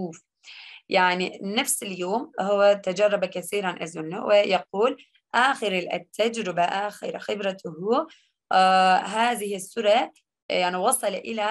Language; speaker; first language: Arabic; non-native, learner; Turkish